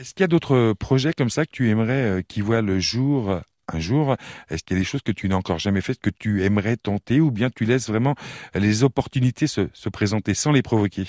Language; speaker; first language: French; native; French